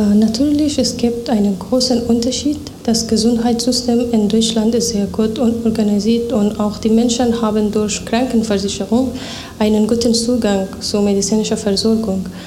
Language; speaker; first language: German; non-native, fluent; Persian